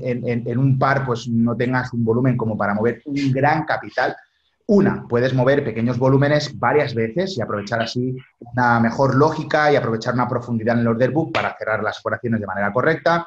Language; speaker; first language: Spanish; native; Spanish